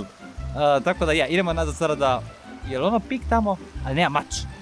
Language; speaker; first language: Serbian; native; Serbian